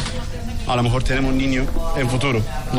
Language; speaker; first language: Spanish; non-native, learner; Turkish